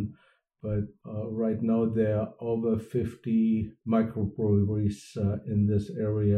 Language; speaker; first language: English; non-native, fluent; German